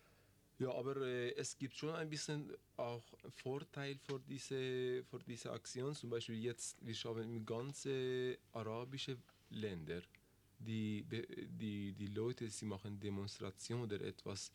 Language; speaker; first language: German; non-native, learner; Persian